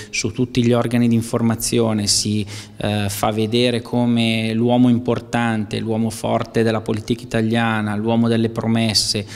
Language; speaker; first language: Italian; native; Italian